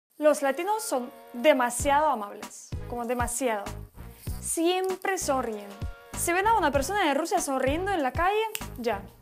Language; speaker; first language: Spanish; non-native, fluent; Russian